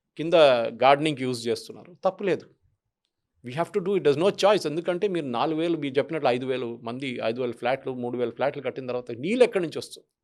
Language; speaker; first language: Telugu; non-native, local second language; Malayalam